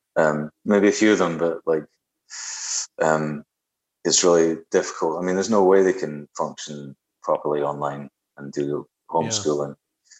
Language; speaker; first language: English; native; English